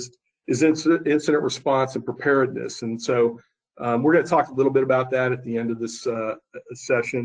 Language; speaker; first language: English; native; English